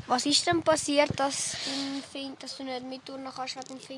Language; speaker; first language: German; native; German